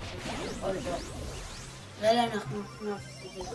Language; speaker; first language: Hebrew; native; Hebrew